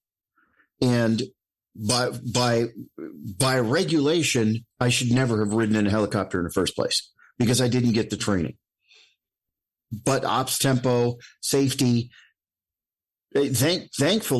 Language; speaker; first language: English; native; English